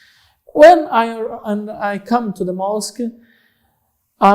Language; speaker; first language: English; non-native, learner; Portuguese